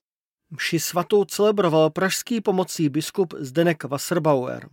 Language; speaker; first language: Czech; native; Czech